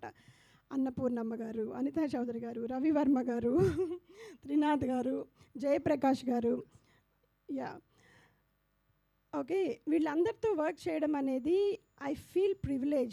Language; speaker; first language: Telugu; native; Telugu